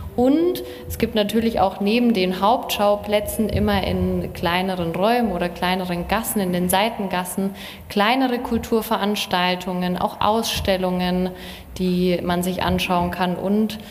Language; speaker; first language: German; native; German